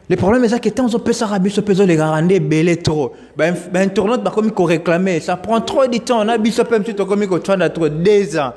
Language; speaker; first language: French; non-native, local second language; Lingala